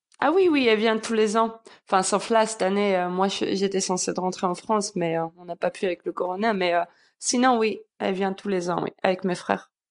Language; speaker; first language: French; early bilingual, other home language; Georgian